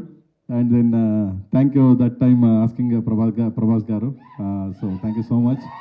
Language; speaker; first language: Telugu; non-native, learner; Kannada